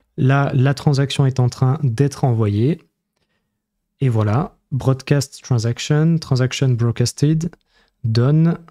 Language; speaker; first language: French; native; French